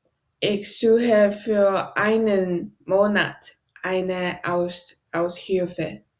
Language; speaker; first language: German; non-native, learner; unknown